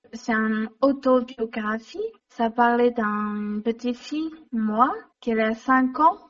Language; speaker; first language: French; non-native, learner; Chinese